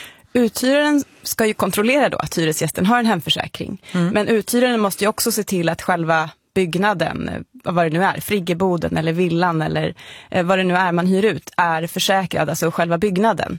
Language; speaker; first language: Swedish; native; Swedish